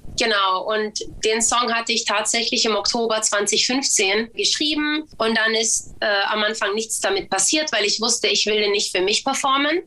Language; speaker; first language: German; early bilingual, other home language; Albanian